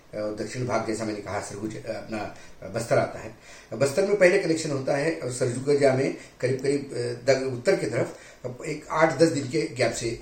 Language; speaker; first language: Hindi; non-native, local second language; Marathi